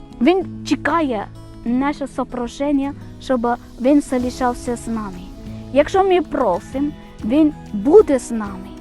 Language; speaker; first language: Ukrainian; non-native, fluent; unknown